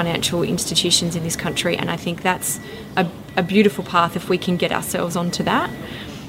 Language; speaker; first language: English; native; English